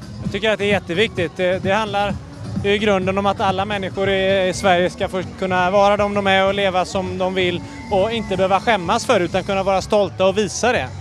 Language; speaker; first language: Swedish; native; Swedish